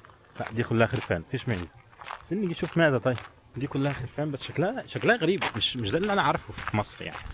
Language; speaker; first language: Arabic; native; Arabic